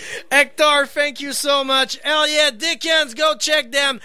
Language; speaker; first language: English; non-native, fluent; French